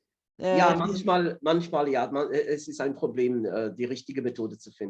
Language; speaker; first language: German; non-native, fluent; Polish